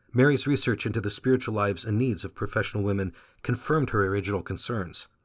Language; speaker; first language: English; early bilingual, other home language; Vietnamese